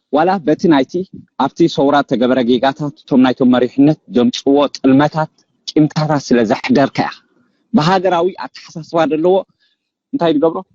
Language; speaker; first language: Tigrinya; native; Tigrinya